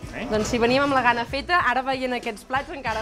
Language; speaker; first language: Catalan; native; Catalan